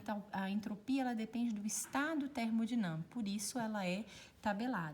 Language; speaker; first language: Portuguese; native; Portuguese